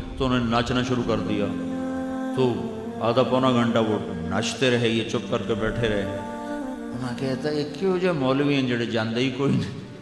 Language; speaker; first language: Urdu; non-native, local second language; Punjabi